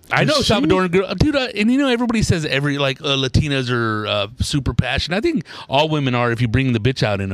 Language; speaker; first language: English; early bilingual, other home language; Spanish